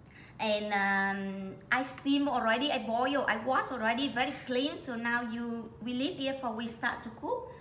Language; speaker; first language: English; non-native, learner; Vietnamese